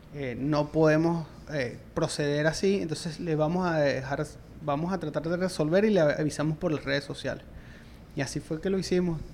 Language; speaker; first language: Spanish; native; Spanish